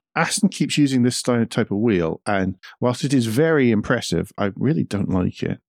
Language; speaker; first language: English; native; English